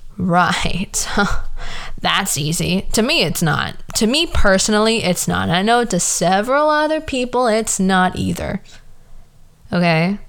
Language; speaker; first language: English; early bilingual, other home language; Spanish